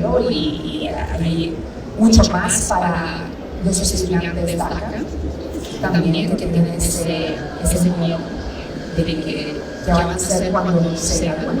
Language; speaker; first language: Spanish; early bilingual, heritage; Spanish